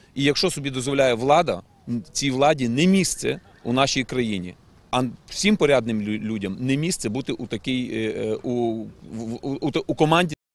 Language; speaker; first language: Ukrainian; native; Ukrainian